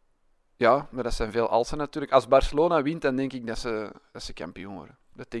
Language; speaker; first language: Dutch; native; Dutch